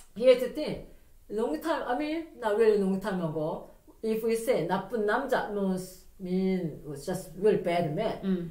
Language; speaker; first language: English; non-native, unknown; Korean